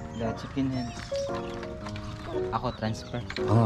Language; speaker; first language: English; non-native, learner; Cebuano